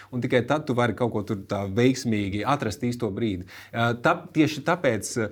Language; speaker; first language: Latvian; native; Latvian